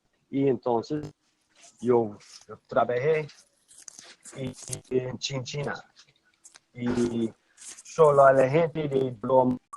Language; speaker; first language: Spanish; non-native, learner; English